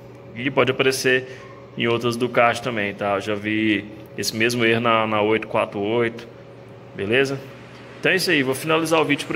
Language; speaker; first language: Portuguese; native; Portuguese